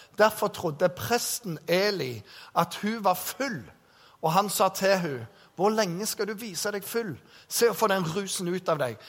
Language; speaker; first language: Norwegian; native; Norwegian